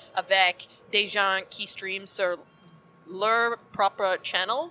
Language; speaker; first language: French; non-native, learner; English